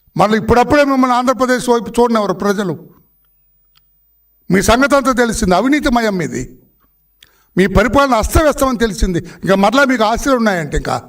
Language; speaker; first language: Telugu; native; Telugu